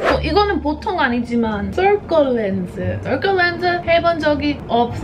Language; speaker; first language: Korean; non-native, fluent; English